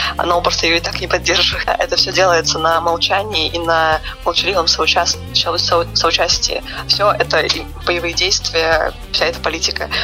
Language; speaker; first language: Russian; native; Russian